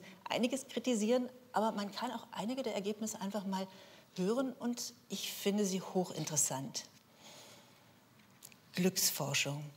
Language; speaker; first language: German; native; German